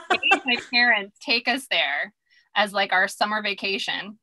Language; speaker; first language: English; native; English